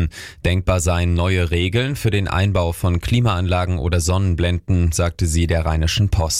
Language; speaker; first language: German; native; German